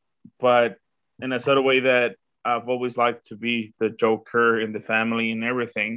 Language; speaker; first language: English; non-native, fluent; Spanish